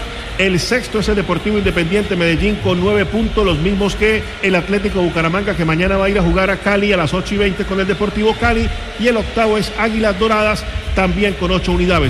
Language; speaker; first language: Spanish; native; Spanish